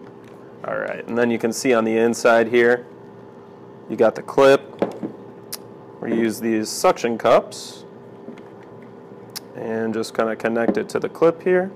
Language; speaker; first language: English; native; English